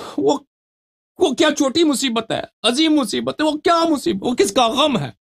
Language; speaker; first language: Urdu; non-native, fluent; Persian